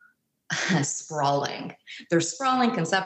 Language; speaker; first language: English; native; English